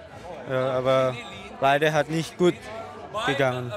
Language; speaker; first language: German; non-native, learner; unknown